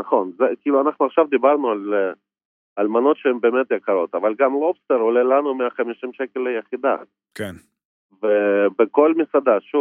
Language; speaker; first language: Hebrew; non-native, fluent; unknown